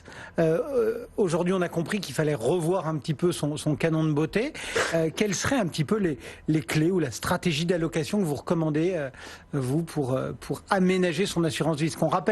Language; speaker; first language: French; native; French